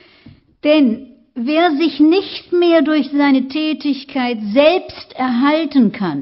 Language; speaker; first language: German; native; German